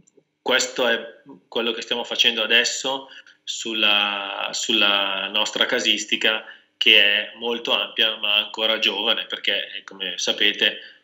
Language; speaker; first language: Italian; native; Italian